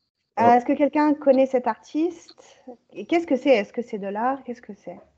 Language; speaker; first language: French; native; French